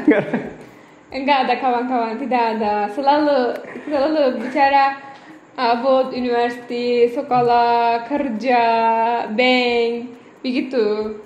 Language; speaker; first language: Indonesian; non-native, learner; Turkish